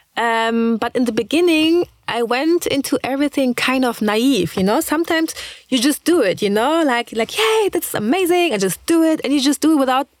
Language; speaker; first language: English; early bilingual, other home language; German